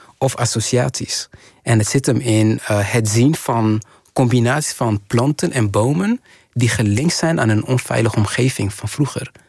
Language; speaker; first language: Dutch; early bilingual, other home language; Kinyarwanda